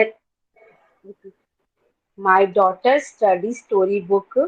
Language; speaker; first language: English; non-native, learner; Hindi